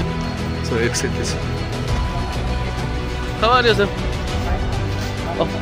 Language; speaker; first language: English; non-native, learner; Filipino